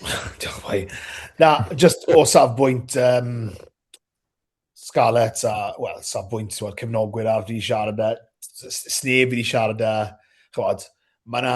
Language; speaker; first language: Welsh; native; Welsh